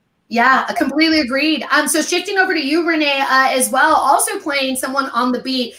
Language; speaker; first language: English; early bilingual, other home language; Spanish